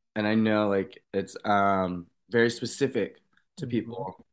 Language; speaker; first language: English; native; English